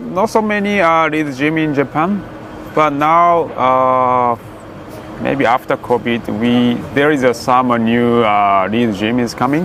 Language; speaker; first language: English; non-native, learner; Japanese